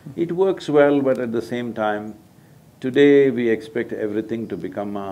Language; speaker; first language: English; non-native, local second language; Kannada